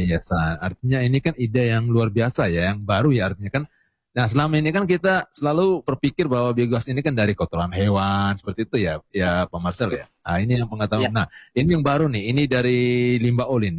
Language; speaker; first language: Indonesian; native; Indonesian